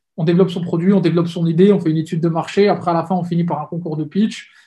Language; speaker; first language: French; native; French